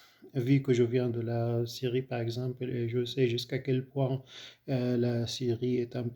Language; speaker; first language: French; non-native, fluent; Arabic